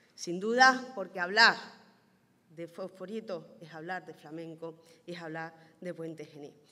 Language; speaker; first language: Spanish; native; Spanish